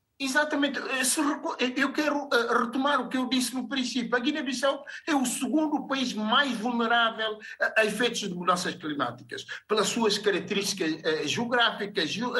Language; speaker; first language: Portuguese; non-native, local second language; Upper Guinea Crioulo